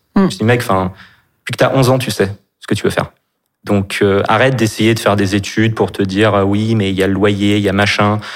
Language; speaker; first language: French; native; French